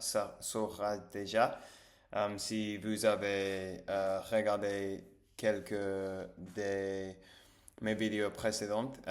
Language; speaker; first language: French; non-native, learner; English